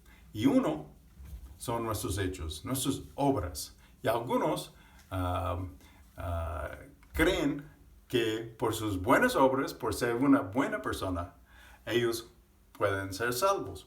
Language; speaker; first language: Spanish; non-native, fluent; English